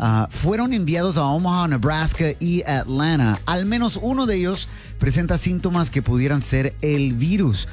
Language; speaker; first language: Spanish; early bilingual, heritage; Spanish